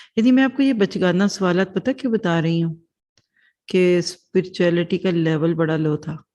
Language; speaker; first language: Urdu; non-native, local second language; Punjabi